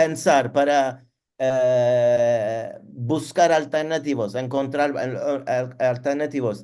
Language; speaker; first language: Spanish; non-native, learner; Turkish